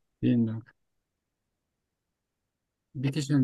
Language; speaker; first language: German; non-native, learner; Turkish